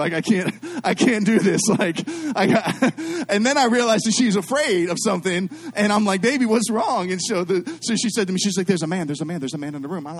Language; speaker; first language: English; native; English